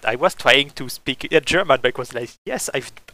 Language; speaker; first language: English; non-native, fluent; French